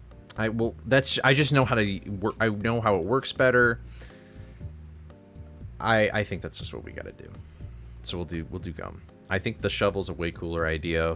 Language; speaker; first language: English; native; English